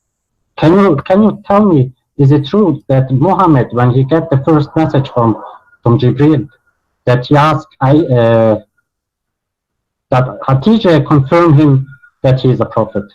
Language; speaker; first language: English; non-native, learner; Bosnian